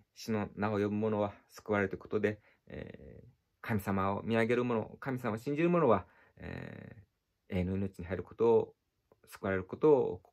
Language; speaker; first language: Japanese; native; Japanese